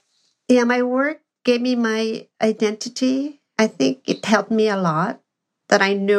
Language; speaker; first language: English; non-native, local second language; Filipino